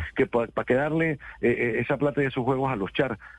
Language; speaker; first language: Spanish; native; Spanish